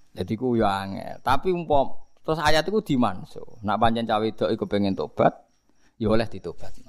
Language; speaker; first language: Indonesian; non-native, local second language; Javanese